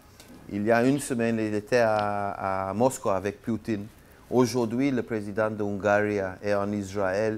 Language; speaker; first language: French; non-native, learner; Hebrew